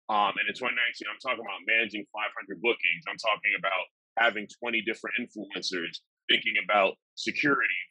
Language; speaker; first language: English; native; English